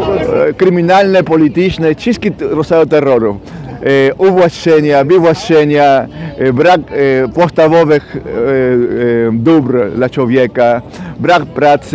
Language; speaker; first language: Polish; non-native, fluent; Spanish